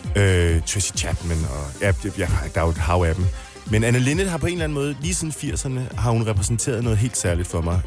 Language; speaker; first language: Danish; native; Danish